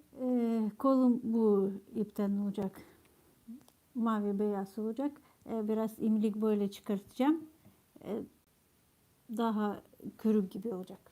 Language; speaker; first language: Turkish; non-native, fluent; Ukrainian